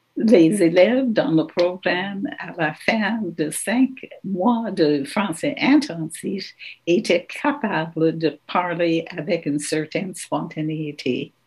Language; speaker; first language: French; non-native, local second language; English